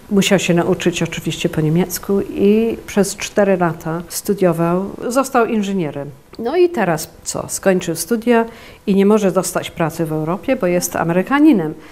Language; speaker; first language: Polish; early bilingual, heritage; Polish